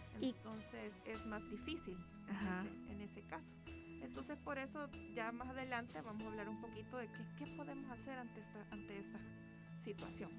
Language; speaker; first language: Spanish; native; Spanish